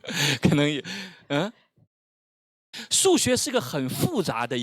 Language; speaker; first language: Chinese; native; Chinese